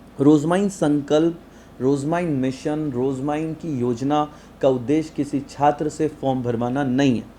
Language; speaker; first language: Hindi; native; Hindi